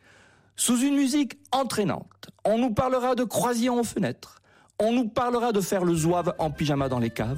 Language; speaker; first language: French; native; French